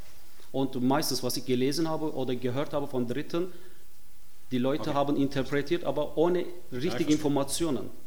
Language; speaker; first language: German; non-native, fluent; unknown